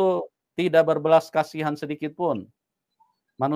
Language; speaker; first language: Indonesian; native; Indonesian